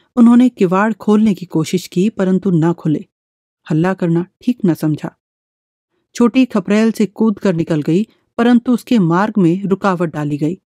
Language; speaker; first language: Hindi; native; Hindi